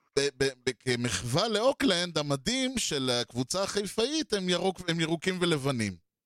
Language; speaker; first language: Hebrew; native; Hebrew